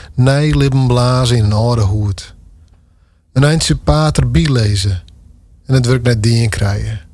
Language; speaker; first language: Dutch; non-native, local second language; Western Frisian